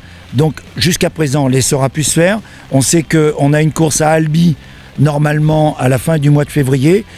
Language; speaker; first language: French; native; French